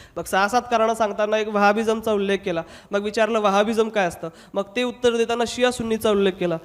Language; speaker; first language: Marathi; non-native, local second language; Hindi